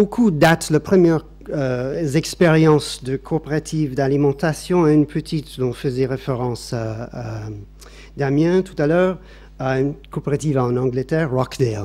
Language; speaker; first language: French; non-native, fluent; English